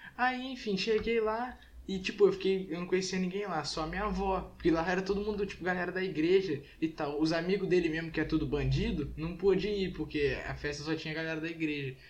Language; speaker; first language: Portuguese; native; Portuguese